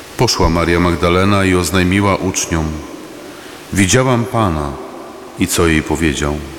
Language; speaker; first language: Polish; native; Polish